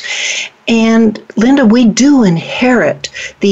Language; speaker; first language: English; native; English